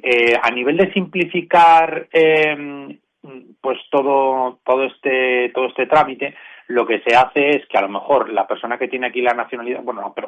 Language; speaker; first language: Spanish; native; Spanish